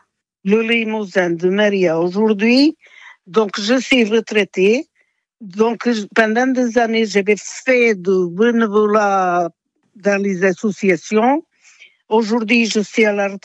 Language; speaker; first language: French; non-native, fluent; Portuguese